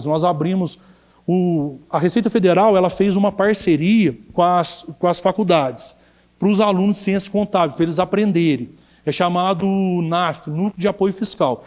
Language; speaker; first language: Portuguese; native; Portuguese